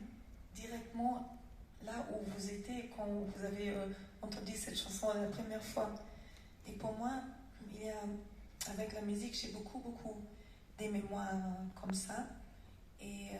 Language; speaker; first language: French; non-native, fluent; German